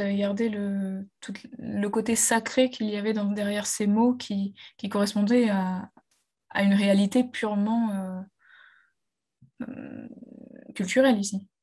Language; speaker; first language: French; native; French